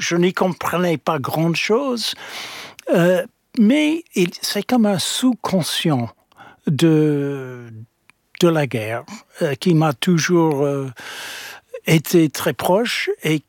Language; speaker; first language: French; non-native, fluent; English